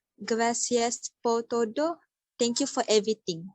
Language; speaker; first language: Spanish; non-native, learner; Malay